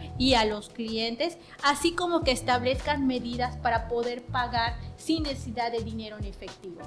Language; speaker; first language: Spanish; native; Spanish